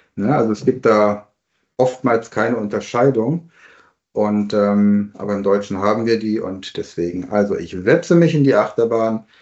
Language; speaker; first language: German; native; German